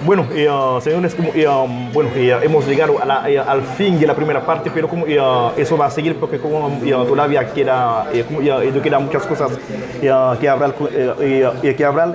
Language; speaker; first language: Spanish; non-native, fluent; Haitian Creole